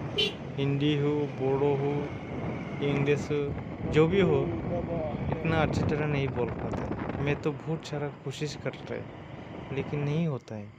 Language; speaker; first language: Hindi; non-native, local second language; Bodo